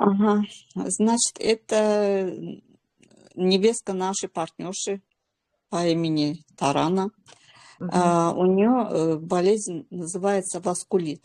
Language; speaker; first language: Russian; non-native, local second language; Azerbaijani